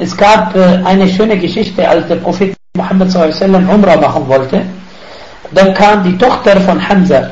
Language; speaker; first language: German; non-native, fluent; Arabic